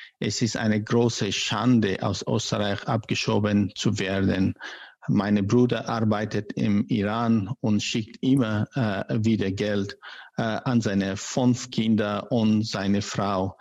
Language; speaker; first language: German; non-native, learner; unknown